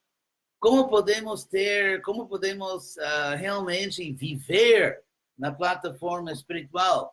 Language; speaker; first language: Portuguese; non-native, fluent; English